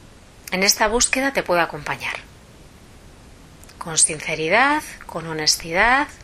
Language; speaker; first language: Spanish; native; Spanish